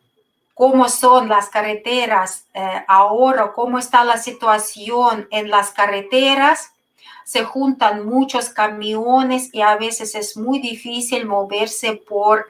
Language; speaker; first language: Spanish; non-native, fluent; Russian